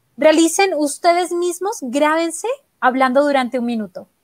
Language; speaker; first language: Spanish; native; Spanish